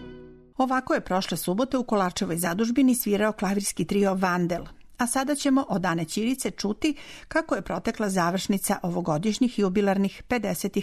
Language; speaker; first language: Serbian; native; Serbian